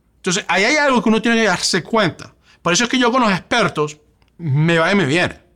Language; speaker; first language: Spanish; native; Spanish